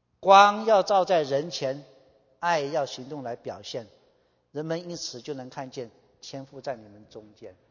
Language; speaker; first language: Chinese; native; Chinese